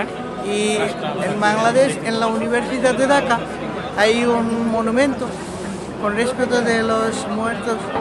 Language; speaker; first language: Spanish; non-native, learner; Bangla